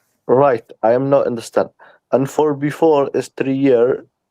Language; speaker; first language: English; non-native, learner; Persian